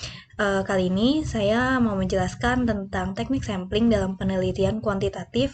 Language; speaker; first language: Indonesian; native; Indonesian